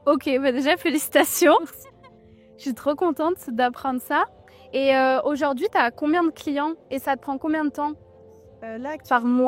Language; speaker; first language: French; native; French